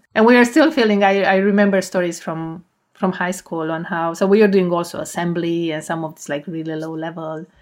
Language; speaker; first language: English; non-native, fluent; Romanian